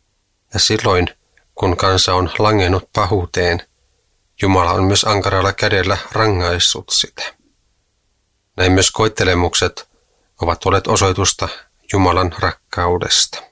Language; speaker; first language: Finnish; native; Finnish